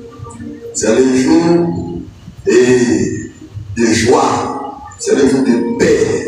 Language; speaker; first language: French; non-native, local second language; Haitian Creole